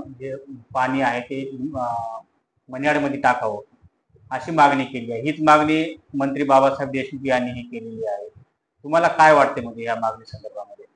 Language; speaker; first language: Marathi; native; Marathi